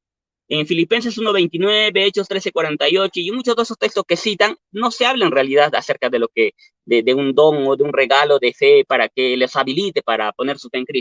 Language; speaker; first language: Spanish; native; Spanish